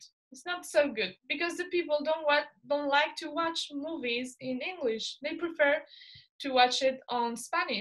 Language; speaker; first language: English; non-native, fluent; Spanish